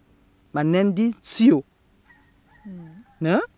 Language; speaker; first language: German; non-native, local second language; French